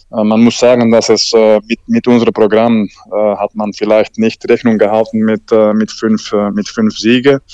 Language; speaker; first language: German; non-native, learner; Dutch